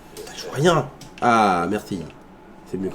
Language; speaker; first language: French; native; French